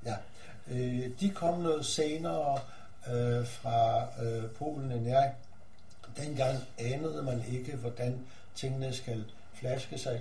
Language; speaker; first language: Danish; non-native, fluent; Polish